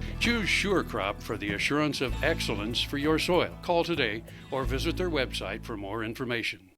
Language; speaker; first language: English; native; English